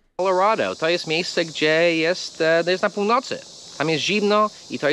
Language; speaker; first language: Polish; non-native, fluent; English